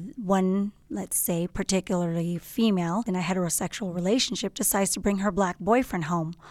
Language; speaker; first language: English; native; English